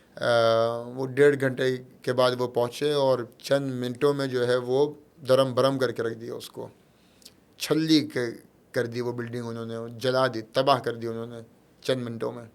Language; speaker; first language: Urdu; early bilingual, heritage; Arabic